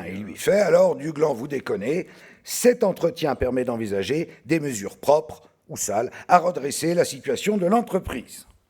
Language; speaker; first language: French; native; French